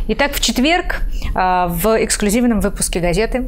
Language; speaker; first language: Russian; native; Russian